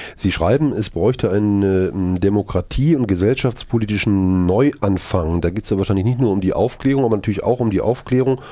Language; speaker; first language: German; native; German